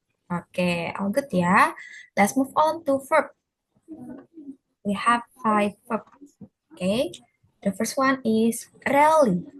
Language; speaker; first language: English; non-native, fluent; Indonesian